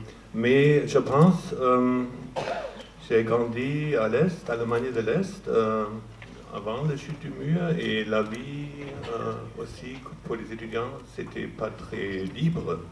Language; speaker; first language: French; non-native, fluent; German